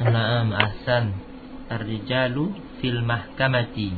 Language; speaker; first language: Arabic; non-native, fluent; Indonesian